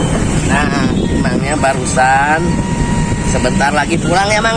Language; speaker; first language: Indonesian; non-native, local second language; Sundanese